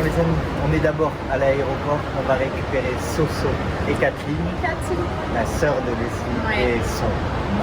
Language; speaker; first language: French; native; French